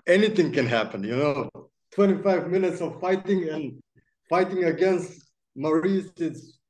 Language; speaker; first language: English; non-native, fluent; Macedonian